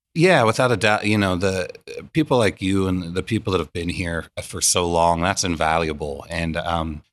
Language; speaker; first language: English; native; English